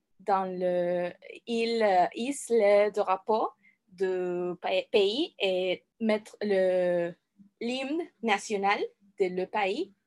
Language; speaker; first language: French; non-native, learner; Spanish